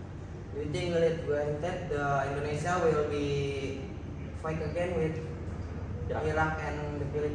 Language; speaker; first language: English; non-native, learner; Indonesian